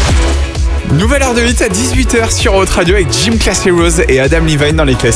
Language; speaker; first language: French; native; French